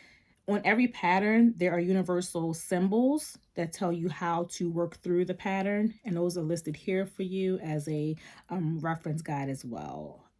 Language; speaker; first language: English; native; English